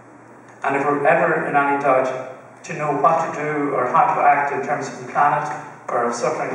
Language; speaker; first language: English; native; English